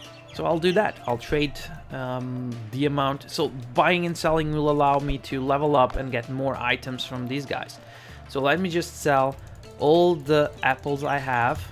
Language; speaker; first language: English; non-native, fluent; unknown